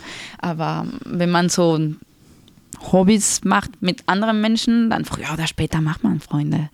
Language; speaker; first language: German; non-native, fluent; Spanish